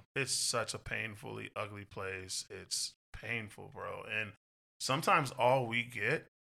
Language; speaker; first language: English; native; English